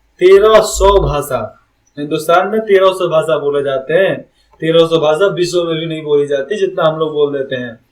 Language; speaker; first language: Hindi; native; Hindi